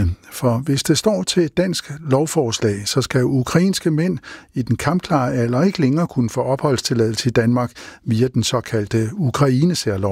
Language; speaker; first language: Danish; native; Danish